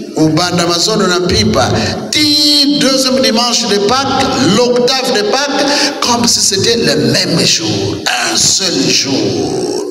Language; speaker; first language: French; non-native, local second language; Kituba (Democratic Republic of Congo)